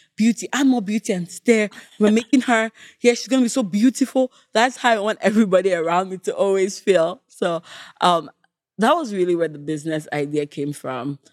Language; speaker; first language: English; non-native, local second language; Yoruba